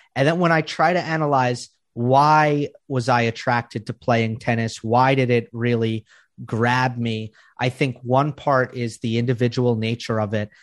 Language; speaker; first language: English; native; English